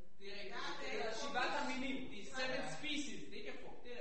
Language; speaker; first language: Danish; non-native, fluent; Hebrew